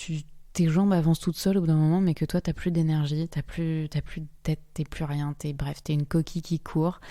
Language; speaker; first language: French; native; French